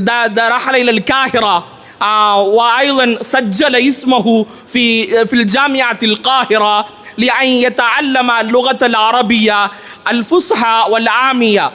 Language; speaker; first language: Arabic; non-native, fluent; Tamil